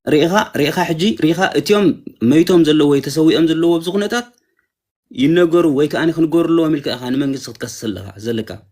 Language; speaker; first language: Tigrinya; native; Tigrinya